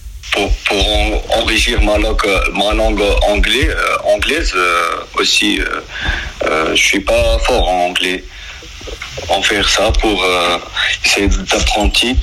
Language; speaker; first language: French; non-native, learner; Arabic